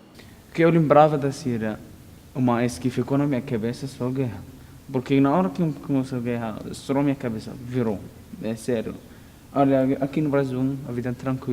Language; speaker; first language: Portuguese; non-native, learner; Arabic